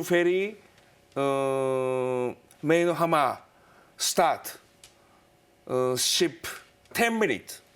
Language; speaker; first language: English; non-native, learner; Japanese